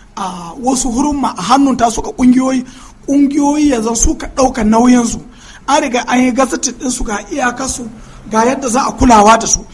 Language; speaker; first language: Hausa; non-native, local second language; Fula